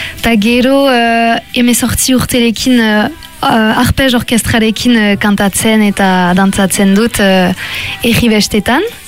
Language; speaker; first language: Basque; non-native, local second language; French